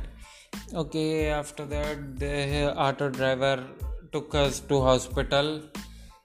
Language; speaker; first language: English; non-native, local second language; Telugu